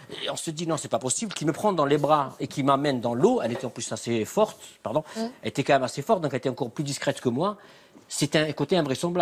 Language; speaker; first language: French; native; French